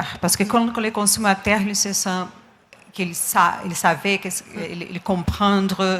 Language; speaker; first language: French; non-native, learner; Portuguese